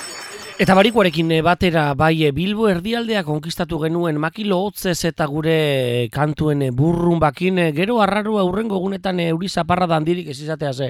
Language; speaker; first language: Basque; native; Basque